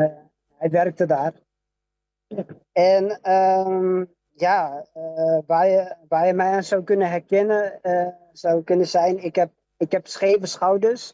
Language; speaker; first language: Dutch; early bilingual, other home language; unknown